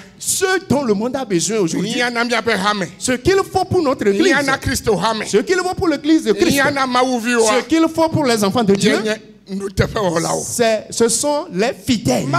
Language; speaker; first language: French; non-native, local second language; Ewe